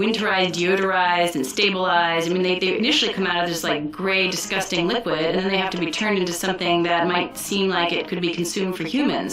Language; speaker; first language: English; native; English